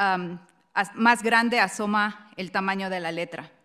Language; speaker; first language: Spanish; native; Spanish